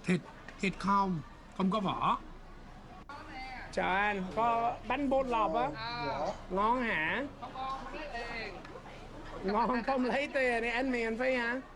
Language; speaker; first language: Vietnamese; non-native, fluent; English